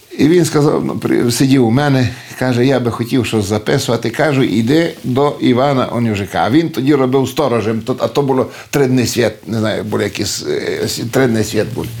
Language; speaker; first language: Ukrainian; early bilingual, heritage; Ukrainian